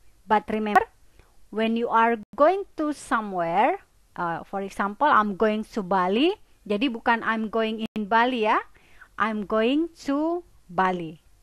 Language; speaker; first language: English; non-native, fluent; Indonesian